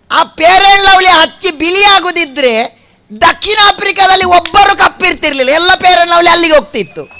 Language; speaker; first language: Kannada; non-native, local second language; Tulu